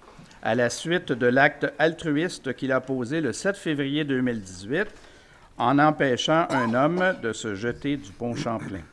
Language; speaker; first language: French; native; French